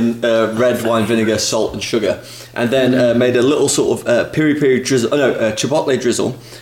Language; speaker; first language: English; native; English